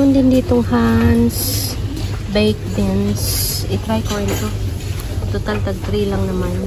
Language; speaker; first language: Filipino; native; Filipino